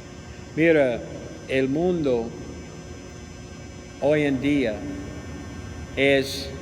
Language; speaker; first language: Spanish; non-native, learner; English